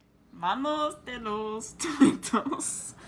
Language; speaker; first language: Spanish; non-native, learner; English